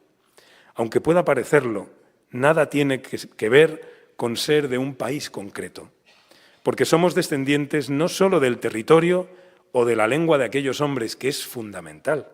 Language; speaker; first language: Spanish; native; Spanish